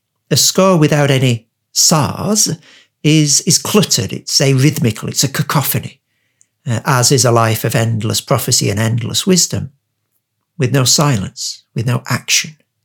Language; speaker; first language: English; native; English